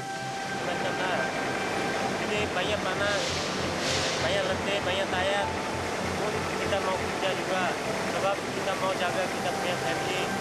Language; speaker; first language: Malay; non-native, learner; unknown